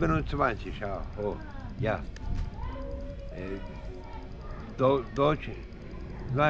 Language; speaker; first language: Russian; non-native, fluent; Georgian